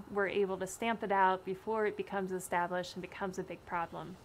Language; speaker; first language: English; native; English